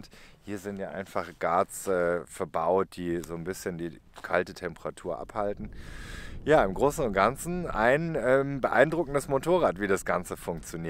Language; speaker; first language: German; native; German